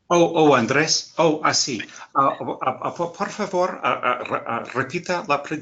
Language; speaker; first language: Spanish; non-native, learner; English